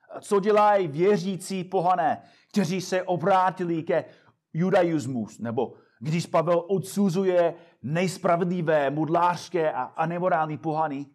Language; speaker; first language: Czech; non-native, fluent; English